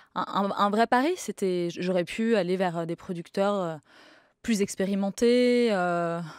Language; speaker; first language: French; native; French